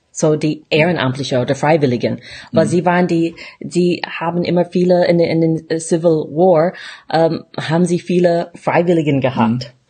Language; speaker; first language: German; non-native, fluent; English